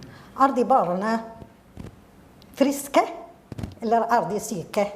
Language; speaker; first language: Norwegian; non-native, fluent; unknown